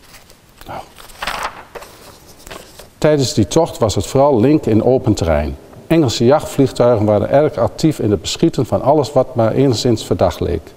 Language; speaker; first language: Dutch; native; Dutch